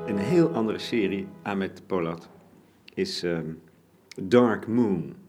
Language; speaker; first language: Dutch; native; Dutch